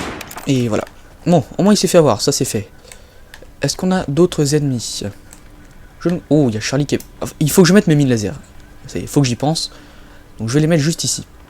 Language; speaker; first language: French; native; French